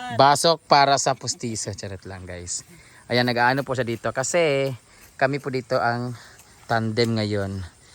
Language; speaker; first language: Filipino; non-native, local second language; Cebuano